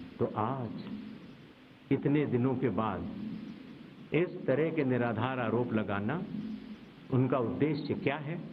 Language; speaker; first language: Hindi; native; Hindi